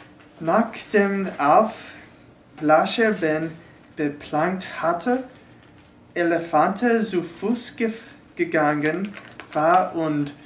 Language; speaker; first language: German; non-native, learner; English